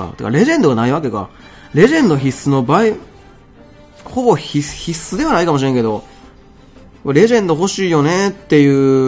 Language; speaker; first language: Japanese; native; Japanese